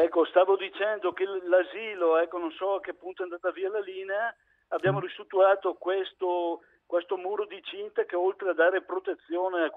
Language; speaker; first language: Italian; native; Italian